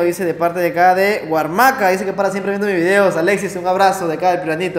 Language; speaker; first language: Spanish; native; Spanish